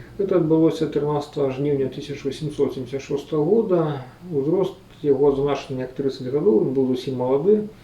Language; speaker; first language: Belarusian; native; Belarusian